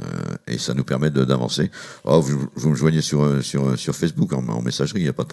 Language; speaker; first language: French; native; French